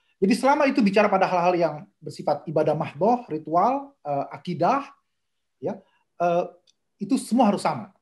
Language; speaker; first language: Indonesian; native; Indonesian